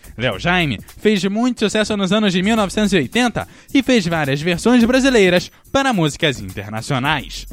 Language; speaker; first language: Portuguese; native; Portuguese